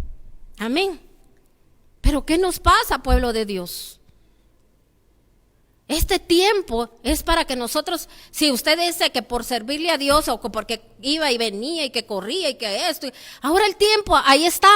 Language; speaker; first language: Spanish; native; Spanish